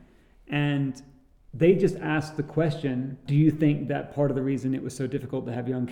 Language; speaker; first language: English; native; English